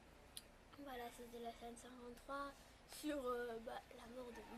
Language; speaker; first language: French; native; French